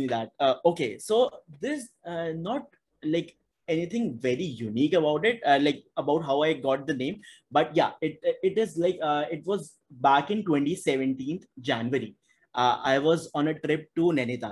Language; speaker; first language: English; non-native, local second language; Hindi